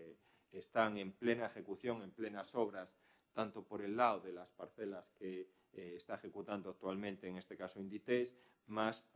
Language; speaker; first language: Spanish; native; Spanish